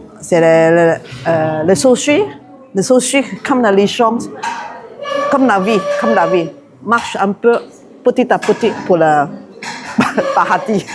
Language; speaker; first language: French; non-native, learner; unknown